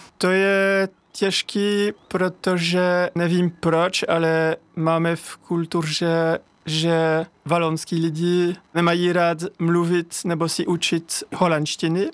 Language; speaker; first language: Czech; non-native, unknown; French